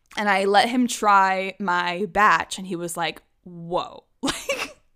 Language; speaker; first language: English; early bilingual, other home language; Czech